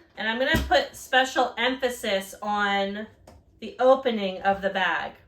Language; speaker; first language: English; native; English